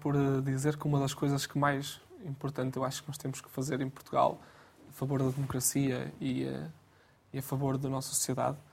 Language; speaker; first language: Portuguese; native; Portuguese